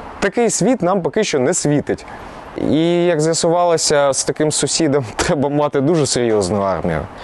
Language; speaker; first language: Ukrainian; non-native, local second language; Russian